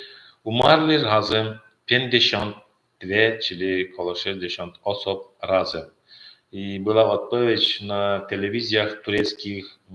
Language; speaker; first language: Polish; non-native, learner; Turkmen